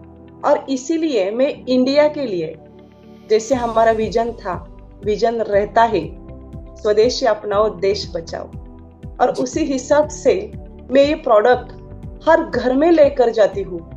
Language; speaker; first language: Hindi; non-native, local second language; Marathi